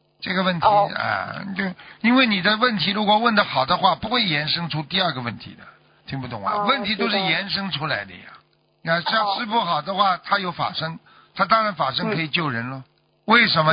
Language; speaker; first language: Chinese; native; Chinese